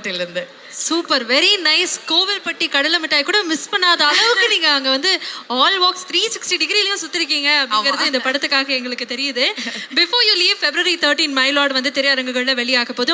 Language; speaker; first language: Tamil; native; Tamil